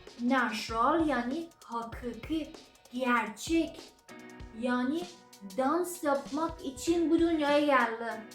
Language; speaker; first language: Turkish; non-native, fluent; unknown